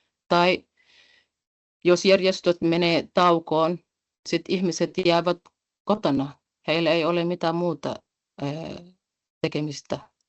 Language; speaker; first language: Finnish; non-native, fluent; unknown